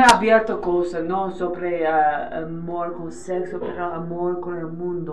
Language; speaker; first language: Spanish; non-native, learner; English